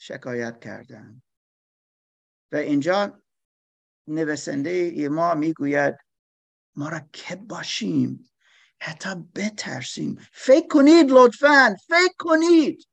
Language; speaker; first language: Persian; non-native, fluent; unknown